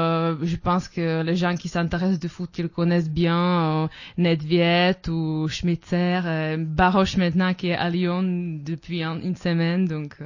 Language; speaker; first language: French; non-native, fluent; Czech